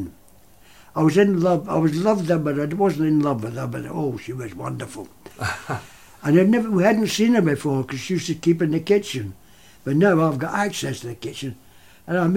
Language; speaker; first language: English; native; English